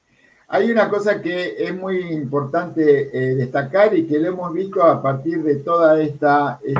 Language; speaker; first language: Spanish; native; Spanish